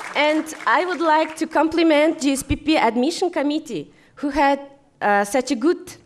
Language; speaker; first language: English; non-native, fluent; Kazakh